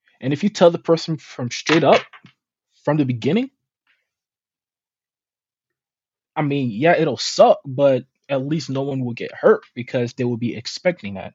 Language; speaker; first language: English; native; English